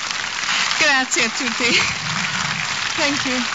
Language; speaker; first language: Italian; non-native, learner; English